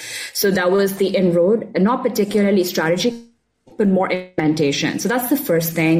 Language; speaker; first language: English; non-native, local second language; Urdu